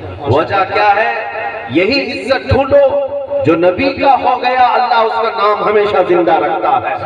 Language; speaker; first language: Urdu; native; Urdu